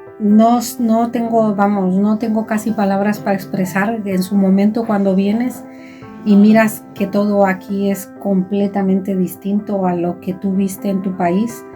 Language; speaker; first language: Spanish; native; Spanish